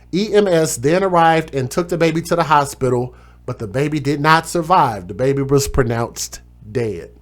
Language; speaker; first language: English; native; English